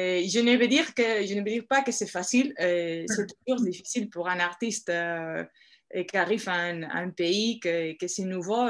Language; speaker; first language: French; non-native, fluent; Spanish